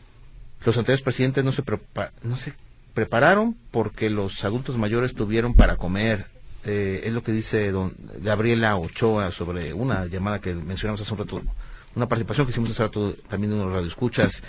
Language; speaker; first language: Spanish; native; Spanish